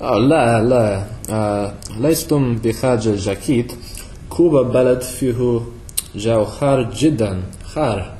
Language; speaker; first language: Arabic; non-native, learner; English